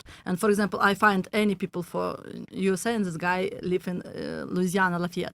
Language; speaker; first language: English; non-native, learner; Russian